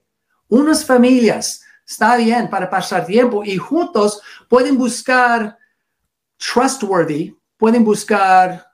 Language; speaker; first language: Spanish; non-native, learner; English